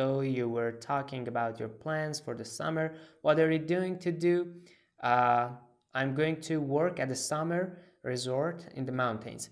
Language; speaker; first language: English; non-native, fluent; Persian